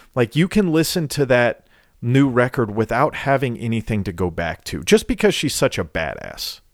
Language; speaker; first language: English; native; English